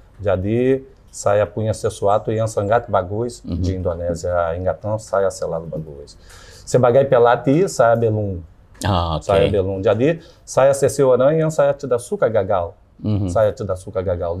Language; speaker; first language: Indonesian; non-native, fluent; Portuguese